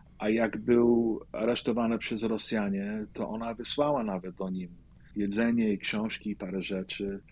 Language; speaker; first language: Polish; early bilingual, heritage; Polish